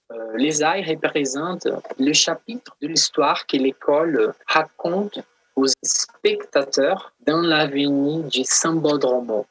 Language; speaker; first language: French; non-native, fluent; Portuguese